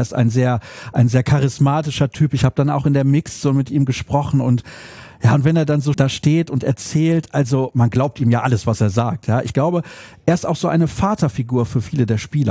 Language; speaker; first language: German; native; German